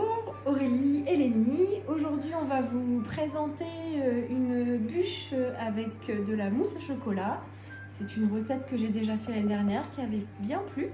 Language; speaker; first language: French; native; French